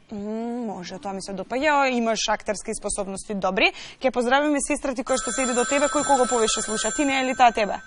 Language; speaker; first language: Macedonian; native; Macedonian